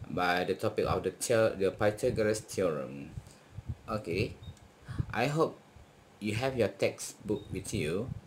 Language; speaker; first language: English; non-native, local second language; Malay